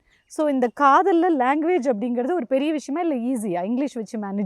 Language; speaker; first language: Tamil; native; Tamil